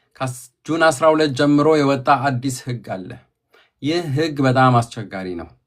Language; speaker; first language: Amharic; native; Amharic